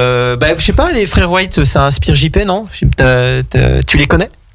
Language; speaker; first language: French; native; French